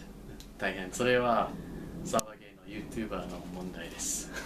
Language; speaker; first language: Japanese; non-native, learner; English